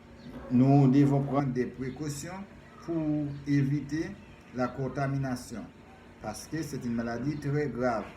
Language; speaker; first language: French; non-native, fluent; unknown